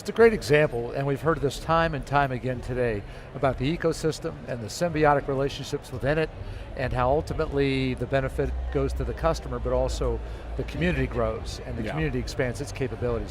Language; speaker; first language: English; native; English